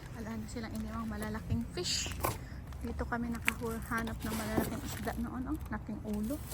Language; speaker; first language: Filipino; native; Filipino